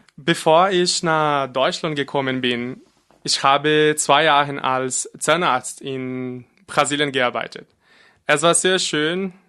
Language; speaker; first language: German; non-native, fluent; Portuguese